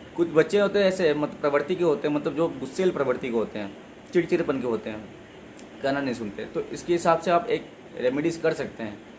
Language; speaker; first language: Hindi; non-native, local second language; Bangla